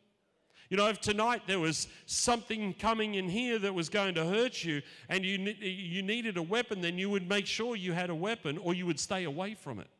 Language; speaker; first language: English; native; English